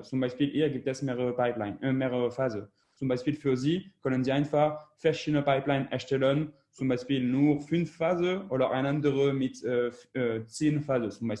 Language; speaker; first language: German; non-native, learner; French